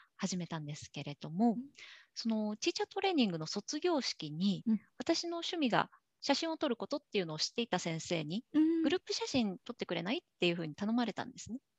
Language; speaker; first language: Japanese; native; Japanese